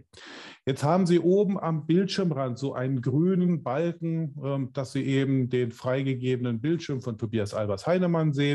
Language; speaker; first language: German; native; German